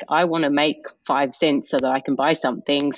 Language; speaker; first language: English; native; English